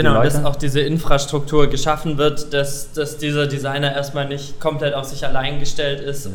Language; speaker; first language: German; native; German